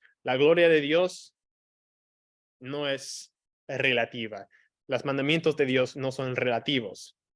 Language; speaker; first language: Spanish; non-native, fluent; English